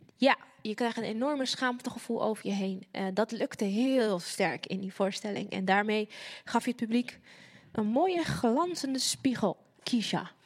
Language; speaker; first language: Dutch; native; Dutch